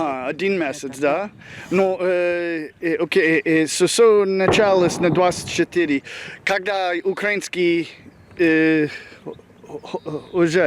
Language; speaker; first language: Russian; non-native, learner; English